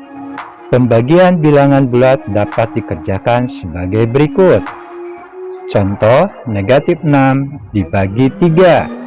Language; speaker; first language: Indonesian; native; Indonesian